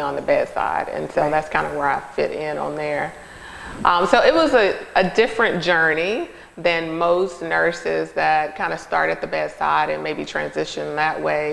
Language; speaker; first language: English; native; English